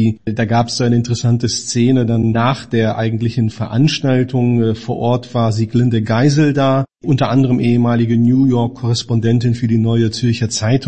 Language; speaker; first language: German; native; German